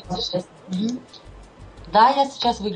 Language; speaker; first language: Russian; non-native, fluent; Lithuanian